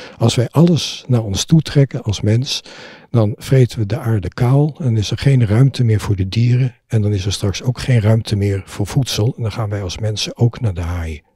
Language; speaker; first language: Dutch; native; Dutch